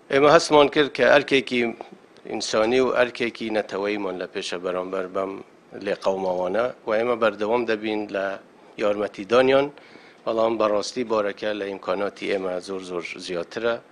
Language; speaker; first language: Central Kurdish; non-native, local second language; Kurdish